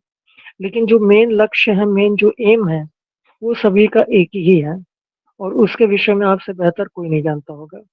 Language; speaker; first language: Hindi; native; Hindi